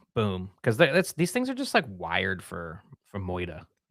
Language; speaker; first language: English; native; English